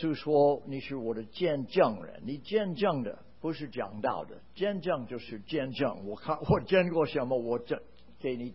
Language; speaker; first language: Chinese; non-native, fluent; English